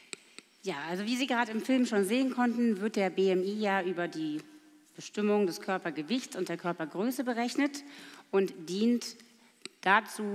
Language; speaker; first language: German; native; German